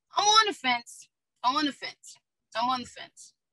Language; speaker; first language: English; native; English